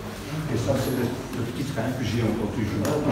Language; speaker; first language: French; non-native, local second language; Dutch